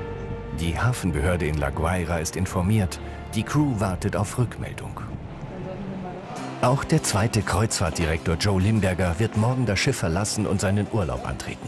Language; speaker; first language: German; native; German